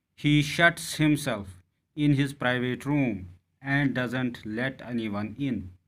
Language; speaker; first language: English; non-native, local second language; Urdu